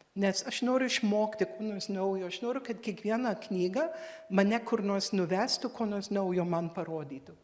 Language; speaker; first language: Lithuanian; early bilingual, heritage; Lithuanian